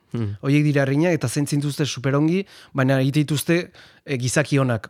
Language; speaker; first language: Basque; non-native, fluent; Spanish